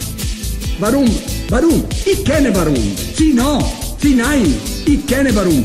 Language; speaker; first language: German; non-native, learner; Italian